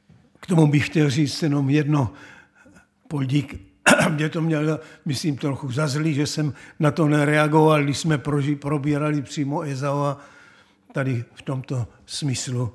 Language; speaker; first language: Czech; native; Czech